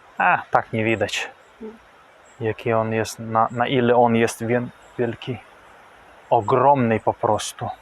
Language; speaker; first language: Polish; non-native, fluent; Russian